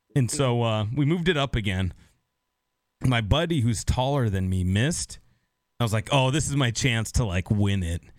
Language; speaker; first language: English; native; English